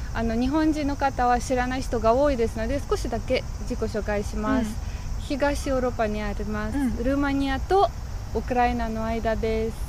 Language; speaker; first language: Japanese; non-native, fluent; Romanian